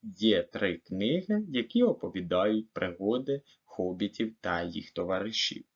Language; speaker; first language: Ukrainian; native; Ukrainian